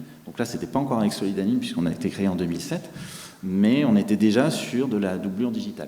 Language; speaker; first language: French; native; French